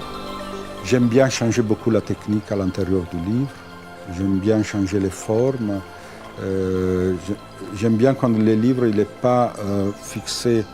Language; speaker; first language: French; non-native, fluent; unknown